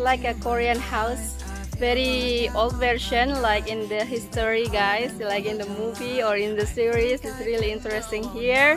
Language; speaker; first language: English; non-native, learner; Indonesian